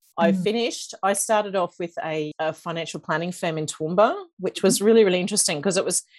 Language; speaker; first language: English; native; English